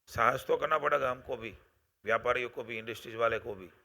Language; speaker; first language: Hindi; non-native, local second language; Gujarati